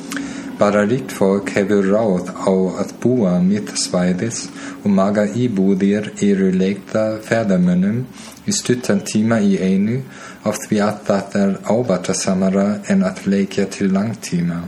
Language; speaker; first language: Icelandic; non-native, learner; German